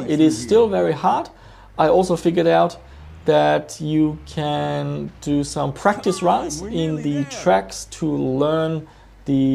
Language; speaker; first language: English; non-native, fluent; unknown